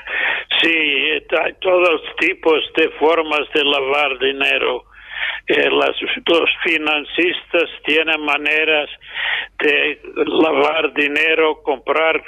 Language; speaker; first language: Spanish; non-native, fluent; English